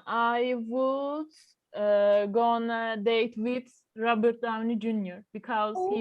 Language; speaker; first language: English; non-native, learner; Turkish